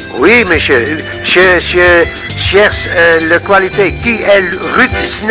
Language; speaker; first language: French; non-native, learner; Dutch